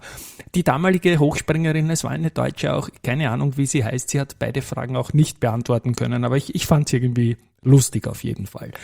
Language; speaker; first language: German; native; German